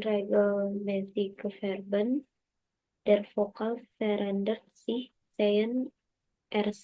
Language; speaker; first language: German; non-native, learner; Indonesian